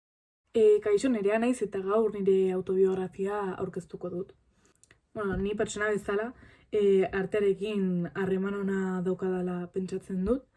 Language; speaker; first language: Basque; non-native, local second language; Spanish